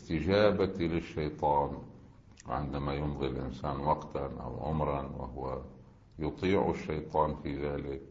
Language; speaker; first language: Arabic; native; Arabic